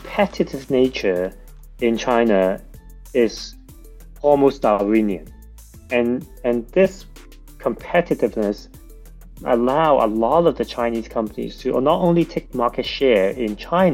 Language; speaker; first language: English; non-native, local second language; Cantonese